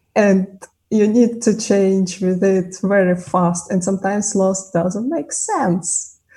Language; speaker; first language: English; non-native, fluent; Russian